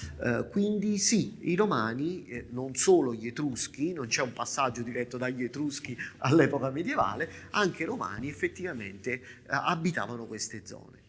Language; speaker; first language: Italian; native; Italian